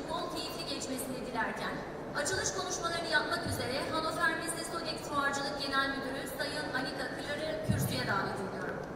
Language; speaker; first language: Turkish; native; Turkish